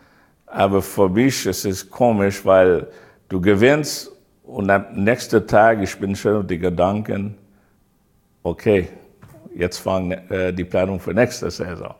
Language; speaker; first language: German; non-native, learner; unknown